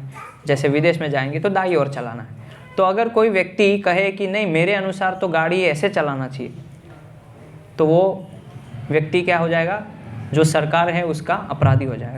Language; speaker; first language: Hindi; native; Hindi